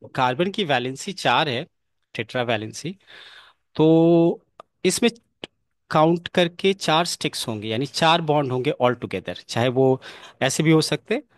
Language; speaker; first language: Hindi; native; Hindi